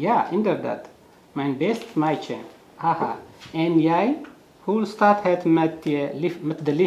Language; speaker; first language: Dutch; non-native, learner; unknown